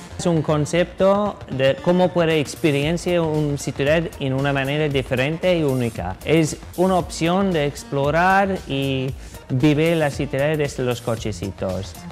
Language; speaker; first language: Spanish; non-native, fluent; English